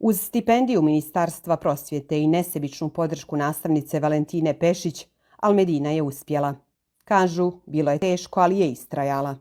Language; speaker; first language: Bosnian; native; Bosnian